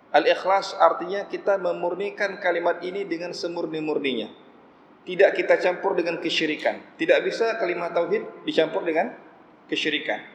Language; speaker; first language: Malay; non-native, local second language; Achinese